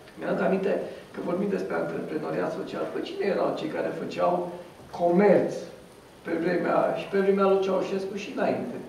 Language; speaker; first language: Romanian; non-native, local second language; Romany